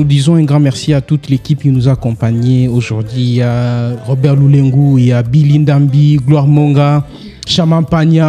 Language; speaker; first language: French; non-native, local second language; Lingala